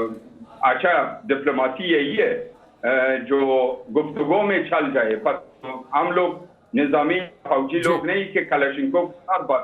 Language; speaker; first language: Hindi; non-native, learner; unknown